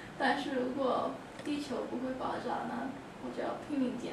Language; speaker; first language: Chinese; non-native, learner; English